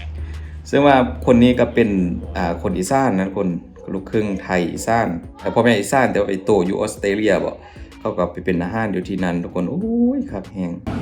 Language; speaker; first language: Thai; non-native, local second language; Lao